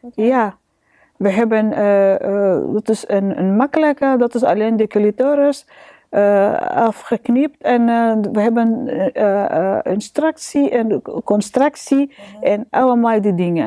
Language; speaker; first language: Dutch; non-native, learner; Arabic